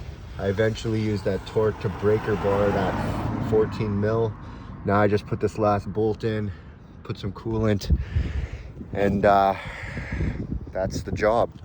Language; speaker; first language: English; native; English